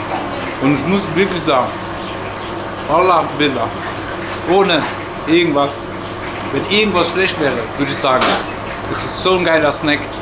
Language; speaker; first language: German; native; German